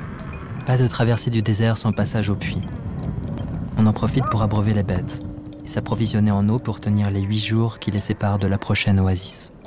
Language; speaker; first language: French; native; French